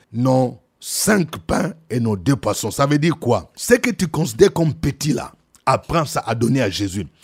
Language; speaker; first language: French; non-native, local second language; Lingala